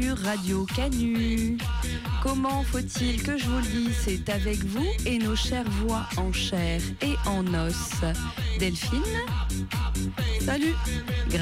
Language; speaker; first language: French; native; French